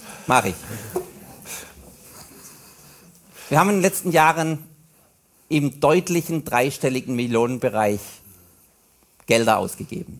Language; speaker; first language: German; native; German